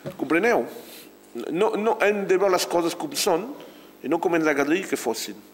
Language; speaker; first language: Catalan; non-native, local second language; French